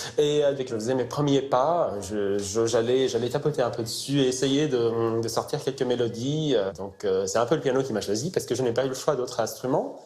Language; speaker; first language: French; non-native, local second language; Arabic